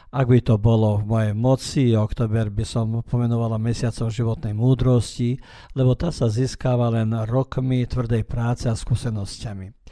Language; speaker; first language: Slovak; early bilingual, heritage; Slovak